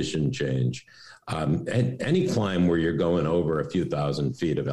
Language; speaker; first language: English; native; English